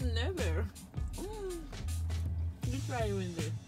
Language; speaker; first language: English; non-native, learner; Spanish